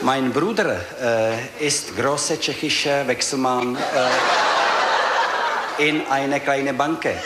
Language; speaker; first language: German; non-native, learner; Czech